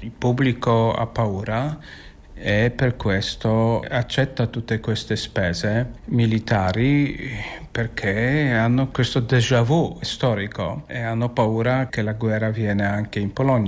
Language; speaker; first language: Italian; non-native, fluent; Polish